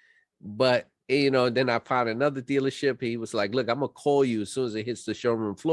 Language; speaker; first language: English; native; English